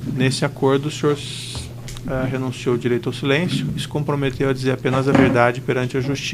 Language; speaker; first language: Portuguese; native; Portuguese